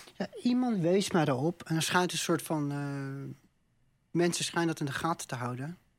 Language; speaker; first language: Dutch; native; Dutch